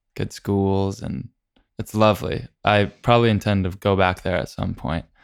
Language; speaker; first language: English; native; English